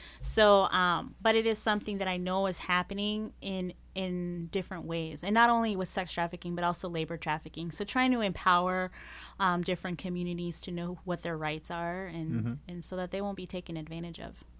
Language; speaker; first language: English; early bilingual, other home language; Spanish